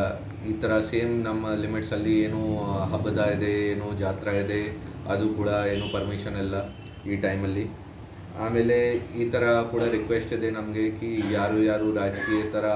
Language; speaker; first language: Kannada; non-native, learner; Hindi